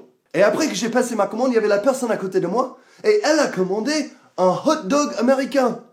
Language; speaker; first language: French; non-native, fluent; English